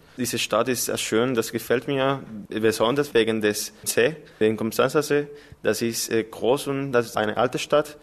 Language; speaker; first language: German; non-native, learner; Spanish